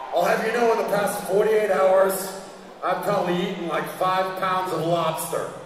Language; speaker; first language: English; native; English